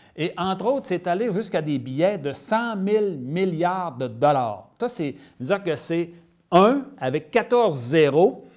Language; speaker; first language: French; native; French